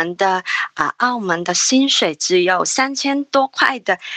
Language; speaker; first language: Chinese; non-native, local second language; Cantonese